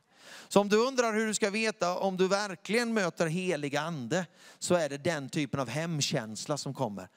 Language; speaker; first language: Swedish; native; Swedish